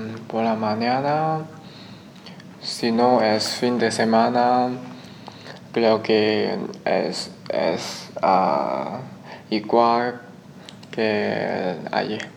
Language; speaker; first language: Spanish; non-native, learner; Chinese